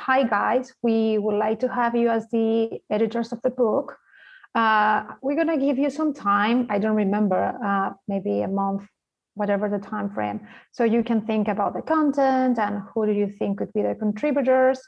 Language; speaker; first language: English; non-native, fluent; Spanish